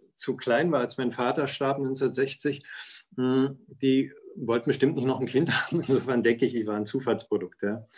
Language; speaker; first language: German; native; German